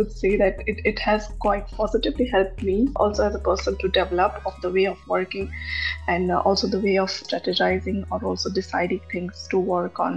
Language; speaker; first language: English; non-native, local second language; Marathi